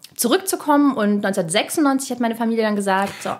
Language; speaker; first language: German; early bilingual, other home language; Russian